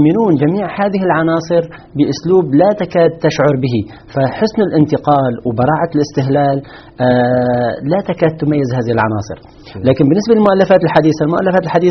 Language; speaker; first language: Arabic; native; Arabic